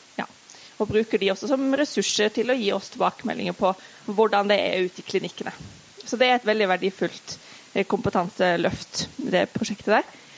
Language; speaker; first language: Norwegian; native; Norwegian